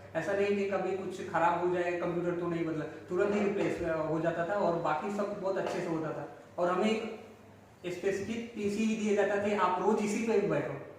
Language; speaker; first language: Hindi; native; Hindi